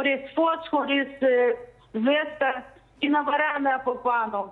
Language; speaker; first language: Greek; non-native, fluent; Russian